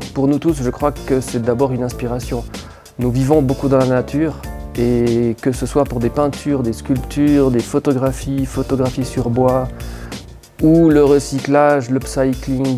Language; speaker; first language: French; native; French